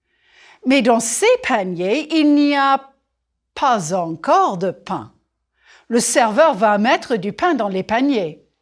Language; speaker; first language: French; non-native, fluent; English